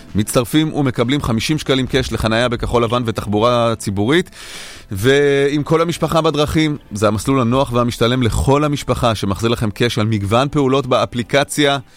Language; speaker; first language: Hebrew; native; Hebrew